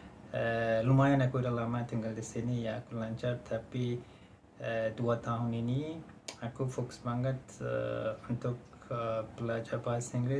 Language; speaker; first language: Indonesian; non-native, fluent; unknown